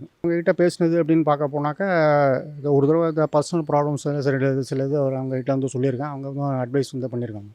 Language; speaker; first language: Tamil; native; Tamil